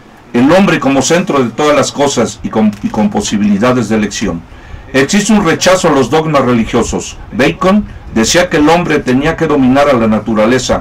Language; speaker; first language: Spanish; native; Spanish